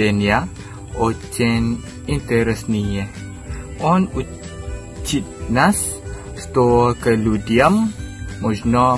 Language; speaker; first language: Russian; non-native, learner; Malay